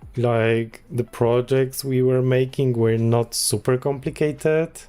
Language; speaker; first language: English; non-native, fluent; Polish